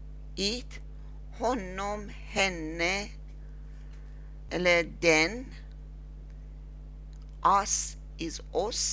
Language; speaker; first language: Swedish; non-native, fluent; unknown